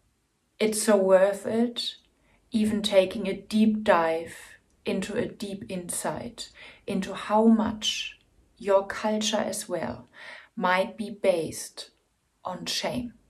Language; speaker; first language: English; non-native, fluent; German